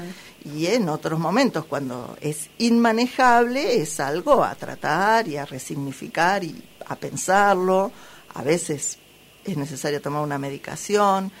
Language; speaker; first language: Spanish; native; Spanish